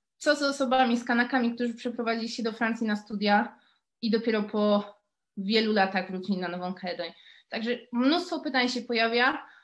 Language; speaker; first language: Polish; native; Polish